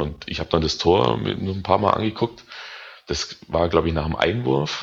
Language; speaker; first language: German; native; German